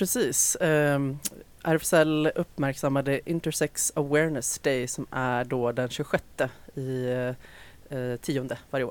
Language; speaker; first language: Swedish; native; Swedish